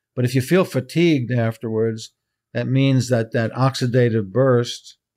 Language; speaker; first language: English; early bilingual, heritage; Hebrew